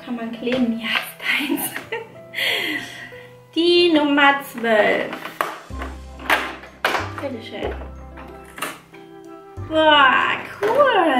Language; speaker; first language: German; native; German